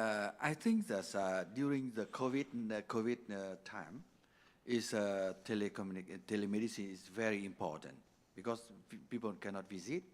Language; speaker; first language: English; non-native, learner; Vietnamese